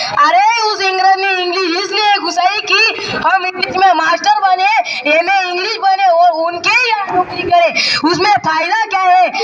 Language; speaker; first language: Hindi; non-native, local second language; Marathi